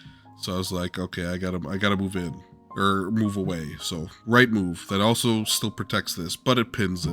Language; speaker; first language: English; native; English